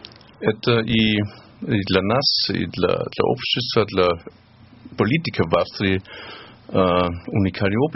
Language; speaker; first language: Russian; non-native, fluent; German